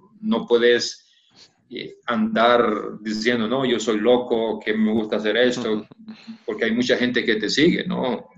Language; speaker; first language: Spanish; native; Spanish